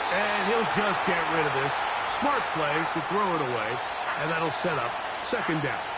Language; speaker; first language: English; native; English